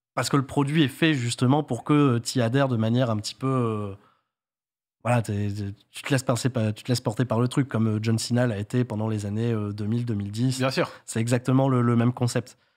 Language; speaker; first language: French; native; French